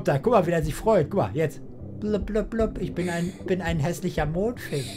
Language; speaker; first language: German; native; German